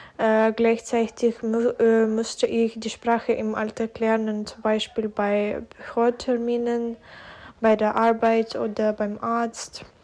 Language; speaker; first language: German; non-native, fluent; Ukrainian